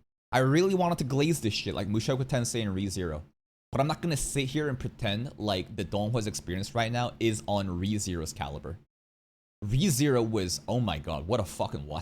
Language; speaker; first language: English; native; English